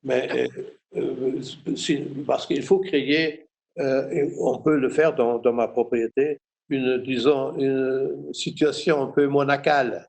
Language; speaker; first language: French; non-native, fluent; German